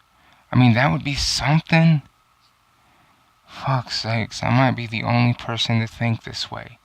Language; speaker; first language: English; native; English